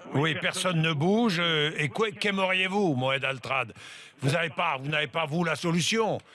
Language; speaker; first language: French; native; French